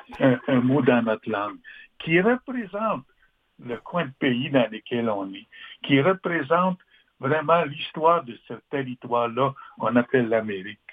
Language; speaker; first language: French; non-native, local second language; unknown